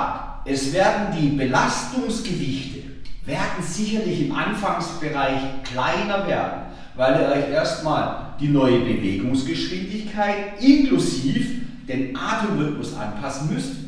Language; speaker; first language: German; native; German